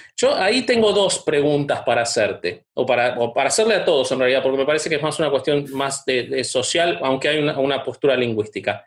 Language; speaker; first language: Spanish; native; Spanish